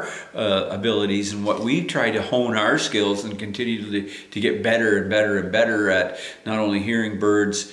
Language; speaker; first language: English; native; English